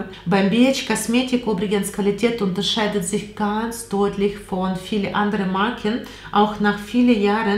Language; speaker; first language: German; non-native, learner; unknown